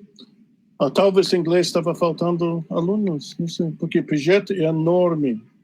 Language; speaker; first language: Portuguese; non-native, fluent; English